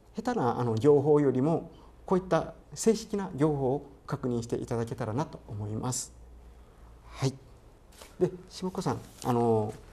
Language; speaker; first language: Japanese; native; Japanese